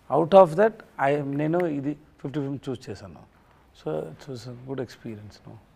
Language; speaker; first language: Telugu; non-native, learner; Tamil